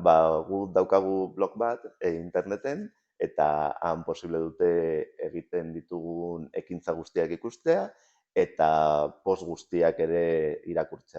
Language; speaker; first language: Basque; non-native, local second language; Spanish